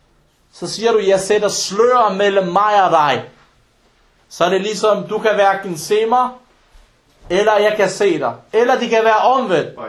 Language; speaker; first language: Danish; early bilingual, other home language; Arabic